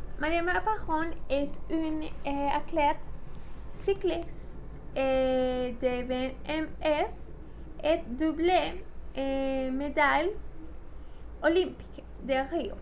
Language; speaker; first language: French; non-native, learner; Spanish